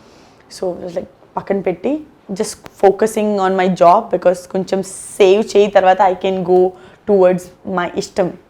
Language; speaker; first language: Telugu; non-native, learner; Gujarati